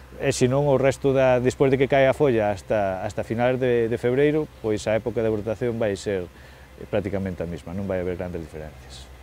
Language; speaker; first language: Galician; native; Galician